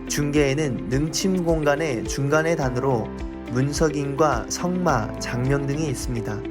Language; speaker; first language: Korean; native; Korean